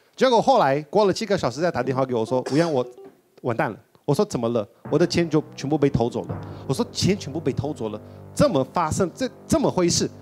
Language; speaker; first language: Chinese; non-native, fluent; Portuguese